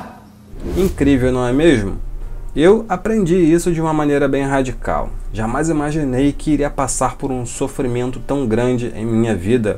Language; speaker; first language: Portuguese; native; Portuguese